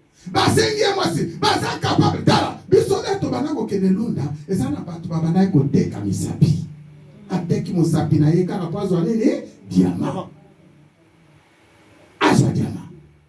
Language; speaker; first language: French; non-native, local second language; Lingala